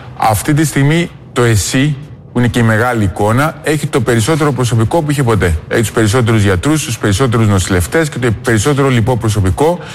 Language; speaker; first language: Greek; native; Greek